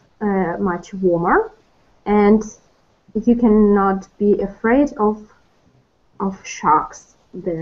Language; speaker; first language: English; non-native, learner; Russian